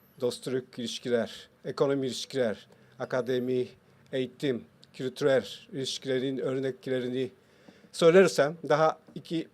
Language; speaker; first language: Turkish; non-native, fluent; Japanese